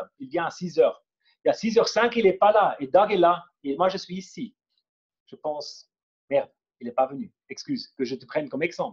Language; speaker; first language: French; non-native, fluent; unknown